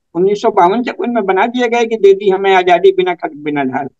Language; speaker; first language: Hindi; native; Hindi